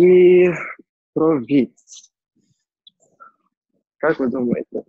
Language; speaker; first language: Russian; non-native, learner; Turkish